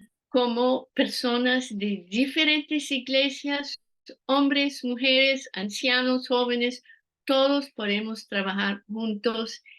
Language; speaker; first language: Spanish; non-native, fluent; French